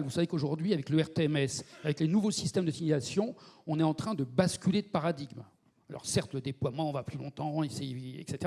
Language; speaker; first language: French; native; French